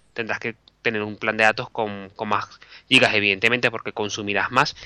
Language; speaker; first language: Spanish; native; Spanish